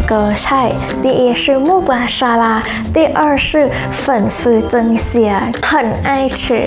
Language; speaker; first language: Chinese; non-native, fluent; Thai